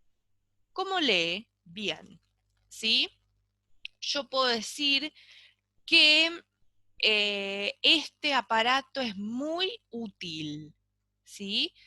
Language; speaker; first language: Spanish; native; Spanish